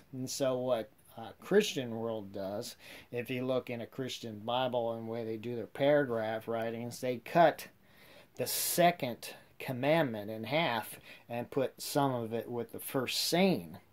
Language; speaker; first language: English; native; English